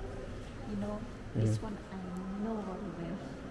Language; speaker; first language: English; non-native, learner; Khmer